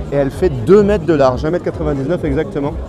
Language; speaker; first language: French; native; French